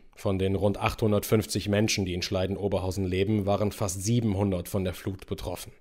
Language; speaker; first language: German; native; German